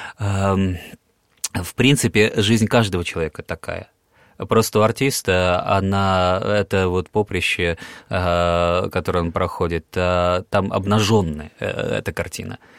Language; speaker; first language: Russian; native; Russian